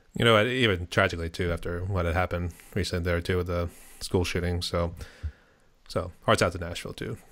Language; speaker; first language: English; native; English